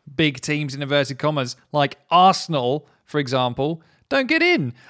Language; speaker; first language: English; native; English